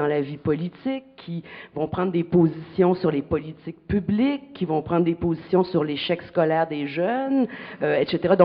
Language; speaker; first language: French; native; French